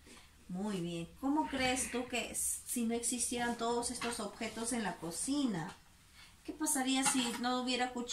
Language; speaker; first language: Spanish; native; Spanish